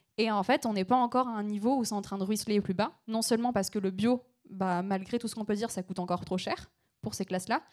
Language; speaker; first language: French; native; French